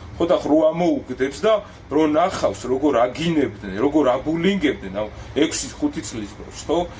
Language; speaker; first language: Georgian; native; Georgian